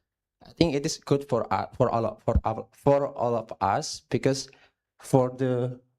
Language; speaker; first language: English; non-native, learner; Indonesian